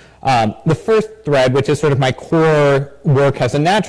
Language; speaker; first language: English; native; English